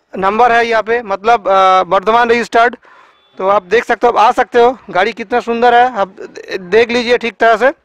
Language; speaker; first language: Hindi; non-native, local second language; Bangla